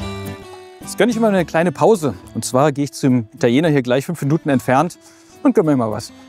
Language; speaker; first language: German; native; German